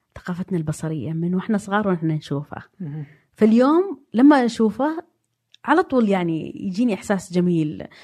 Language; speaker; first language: Arabic; native; Arabic